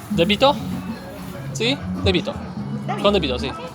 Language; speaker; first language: Spanish; non-native, learner; Polish